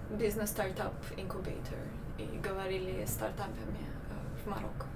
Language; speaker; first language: Russian; non-native, local second language; Armenian